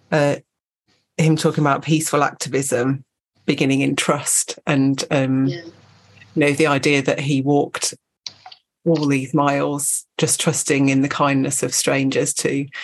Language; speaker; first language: English; native; English